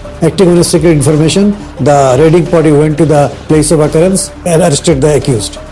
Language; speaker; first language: English; non-native, local second language; Bangla